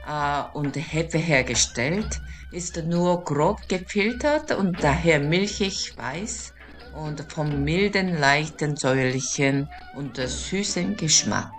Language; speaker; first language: German; non-native, fluent; Korean